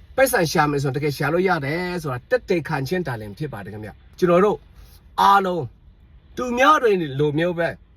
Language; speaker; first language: Burmese; non-native, local second language; Shan